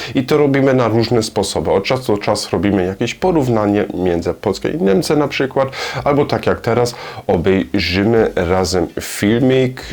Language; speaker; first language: Polish; non-native, learner; German